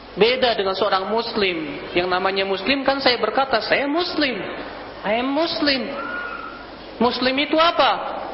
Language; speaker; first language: Indonesian; native; Indonesian